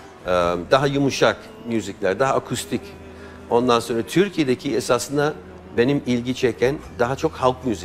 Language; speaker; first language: Turkish; non-native, fluent; English